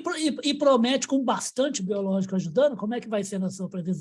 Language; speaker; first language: Portuguese; native; Portuguese